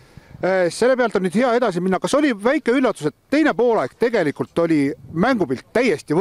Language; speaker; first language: Estonian; native; Estonian